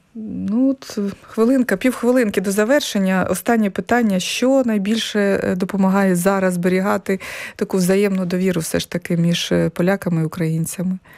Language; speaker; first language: Ukrainian; native; Ukrainian